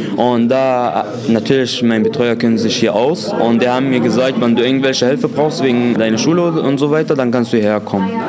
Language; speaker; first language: German; non-native, learner; Arabic